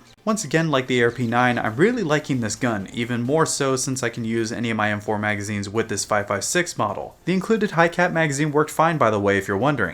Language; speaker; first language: English; native; English